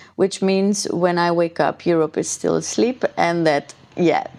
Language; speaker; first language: English; non-native, fluent; Dutch